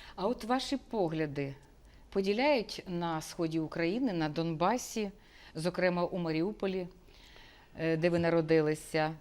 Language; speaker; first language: Ukrainian; native; Ukrainian